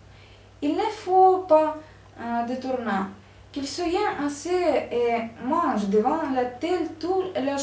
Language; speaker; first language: French; non-native, learner; Russian